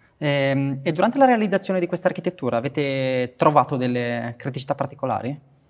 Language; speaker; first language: Italian; native; Italian